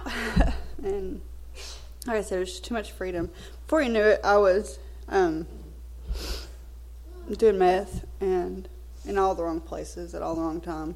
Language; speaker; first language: English; native; English